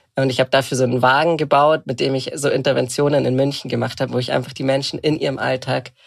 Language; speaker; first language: German; native; German